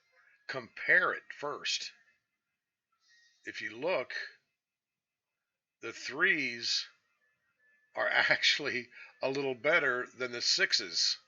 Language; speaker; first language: English; native; English